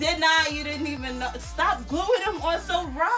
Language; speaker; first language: English; native; English